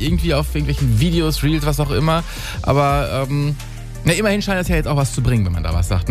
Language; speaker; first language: German; native; German